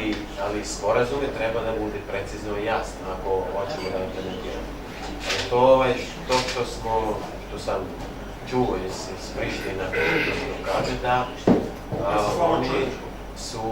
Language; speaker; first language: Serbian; non-native, local second language; Albanian